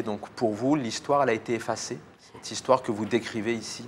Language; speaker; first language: French; native; French